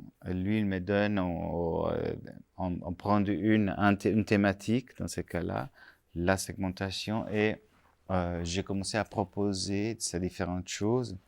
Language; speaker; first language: French; non-native, fluent; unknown